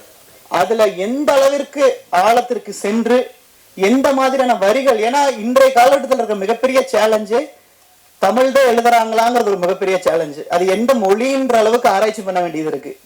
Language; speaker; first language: Tamil; native; Tamil